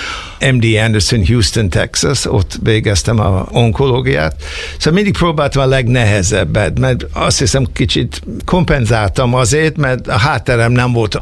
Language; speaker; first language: Hungarian; early bilingual, heritage; Hungarian